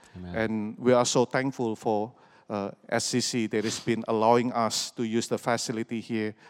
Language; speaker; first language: English; non-native, fluent; Indonesian